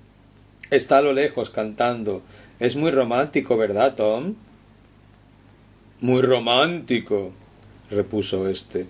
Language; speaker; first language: Spanish; native; Spanish